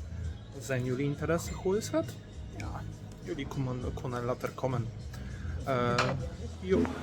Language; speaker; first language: Dutch; non-native, learner; Polish